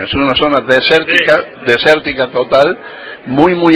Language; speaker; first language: Spanish; native; Spanish